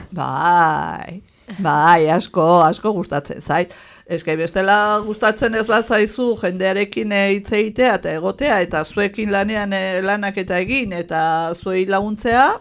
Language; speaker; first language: Basque; native; Basque